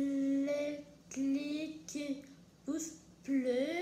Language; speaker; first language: French; native; French